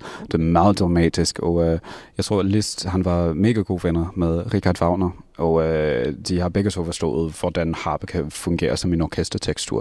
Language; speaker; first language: Danish; non-native, fluent; English